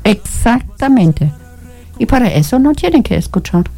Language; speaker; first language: Spanish; non-native, learner; German